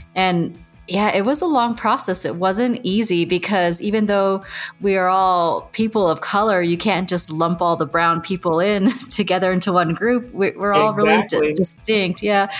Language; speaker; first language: English; native; English